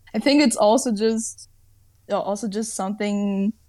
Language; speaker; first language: English; non-native, fluent; German